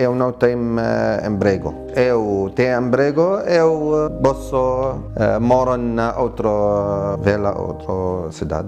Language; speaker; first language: Portuguese; non-native, learner; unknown